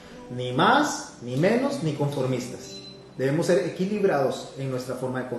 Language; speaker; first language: Spanish; native; Spanish